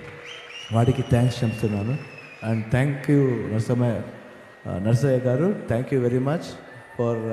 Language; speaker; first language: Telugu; non-native, learner; Kannada